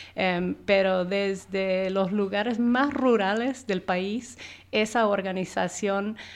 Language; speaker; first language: Spanish; non-native, fluent; English